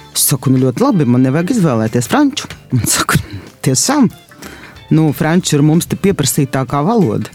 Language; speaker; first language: Latvian; non-native, local second language; Russian